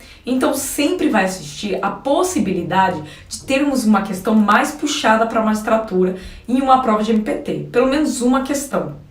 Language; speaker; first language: Portuguese; native; Portuguese